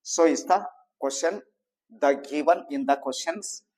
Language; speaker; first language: English; non-native, local second language; Kannada